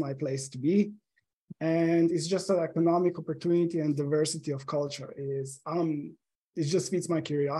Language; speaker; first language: English; non-native, fluent; Slovenian